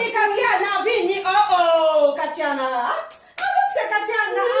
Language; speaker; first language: Portuguese; non-native, learner; Haitian Creole